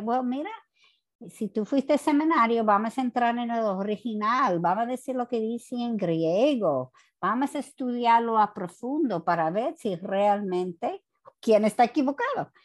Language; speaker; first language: Spanish; non-native, fluent; English